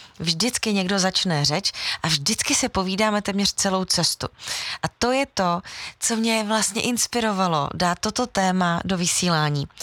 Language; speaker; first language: Czech; non-native, fluent; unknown